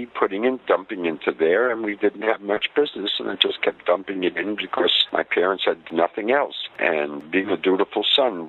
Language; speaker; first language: English; native; English